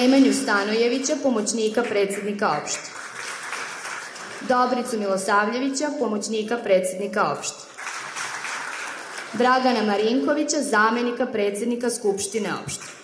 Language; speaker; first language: Serbian; native; Serbian